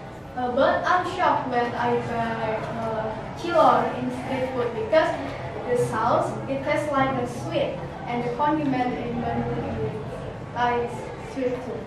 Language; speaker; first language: English; non-native, learner; Indonesian